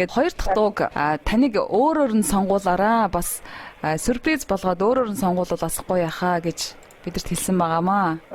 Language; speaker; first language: Mongolian; native; Mongolian